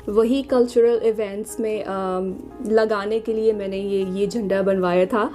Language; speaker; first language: Urdu; non-native, fluent; Arabic